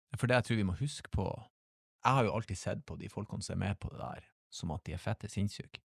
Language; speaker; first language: Norwegian; native; Norwegian